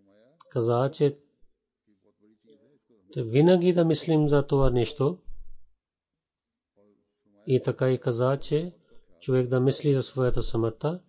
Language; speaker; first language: Bulgarian; non-native, fluent; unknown